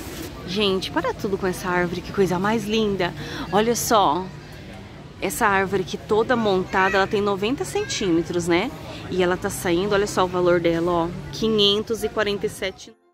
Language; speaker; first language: Portuguese; native; Portuguese